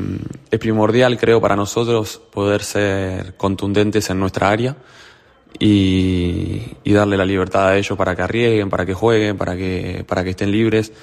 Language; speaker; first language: Spanish; native; Spanish